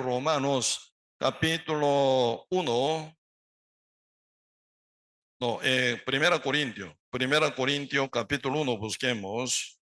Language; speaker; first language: Spanish; non-native, learner; Korean